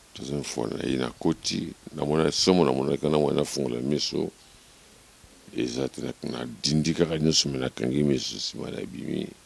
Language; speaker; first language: Lingala; non-native, local second language; Kituba (Democratic Republic of Congo)